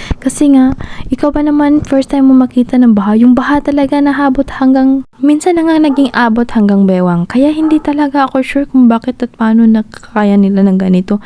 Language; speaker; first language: Filipino; non-native, local second language; Cebuano